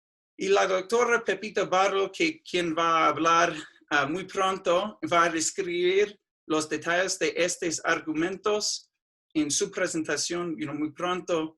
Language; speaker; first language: Spanish; non-native, fluent; English